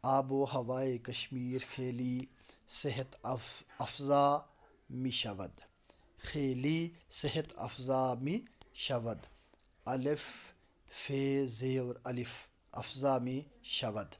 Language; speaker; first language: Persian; non-native, fluent; Urdu